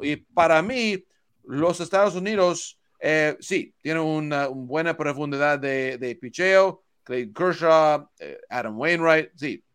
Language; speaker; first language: Spanish; non-native, learner; English